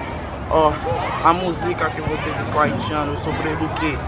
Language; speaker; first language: Portuguese; non-native, learner; Haitian Creole